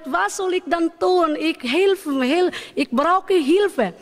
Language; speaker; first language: German; non-native, learner; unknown